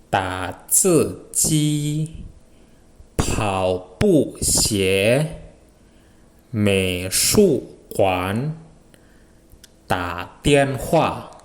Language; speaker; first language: Chinese; non-native, fluent; Indonesian